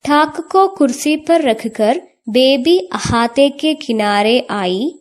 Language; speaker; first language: Hindi; non-native, local second language; Malayalam